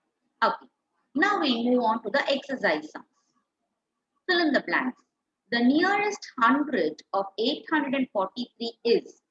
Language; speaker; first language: English; non-native, local second language; Tamil